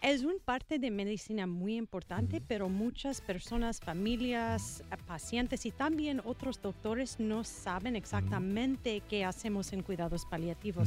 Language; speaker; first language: Spanish; non-native, learner; English